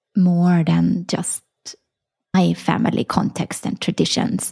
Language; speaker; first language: English; non-native, fluent; German